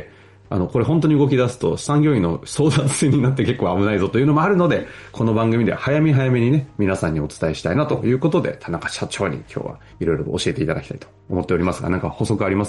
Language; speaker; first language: Japanese; native; Japanese